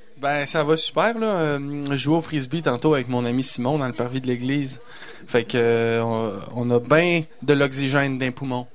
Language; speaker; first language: French; native; French